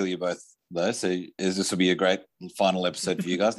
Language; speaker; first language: English; native; English